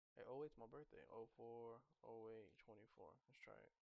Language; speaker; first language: English; native; English